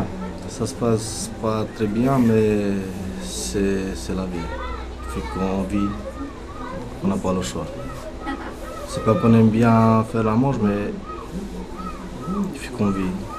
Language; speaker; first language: French; non-native, learner; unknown